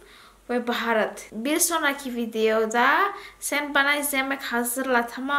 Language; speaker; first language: Turkish; non-native, learner; Indonesian